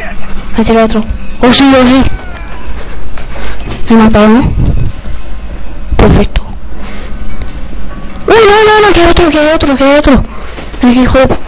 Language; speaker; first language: Spanish; native; Spanish